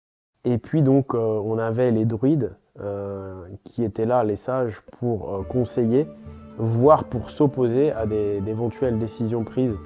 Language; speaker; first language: French; native; French